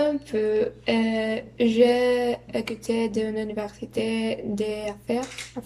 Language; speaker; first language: French; non-native, learner; Spanish